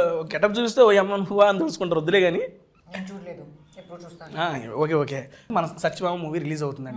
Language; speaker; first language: Telugu; native; Telugu